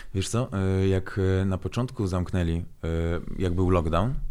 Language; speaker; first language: Polish; non-native, fluent; Azerbaijani